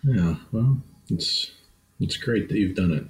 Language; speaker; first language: English; native; English